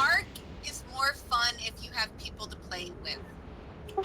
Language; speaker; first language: English; native; English